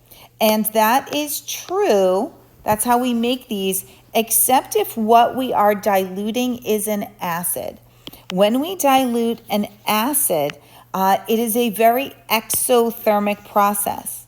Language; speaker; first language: English; native; English